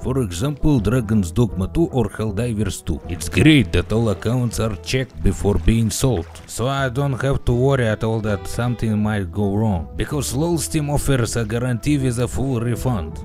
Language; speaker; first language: English; non-native, learner; Russian